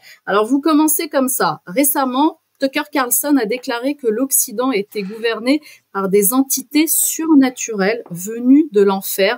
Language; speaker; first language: French; native; French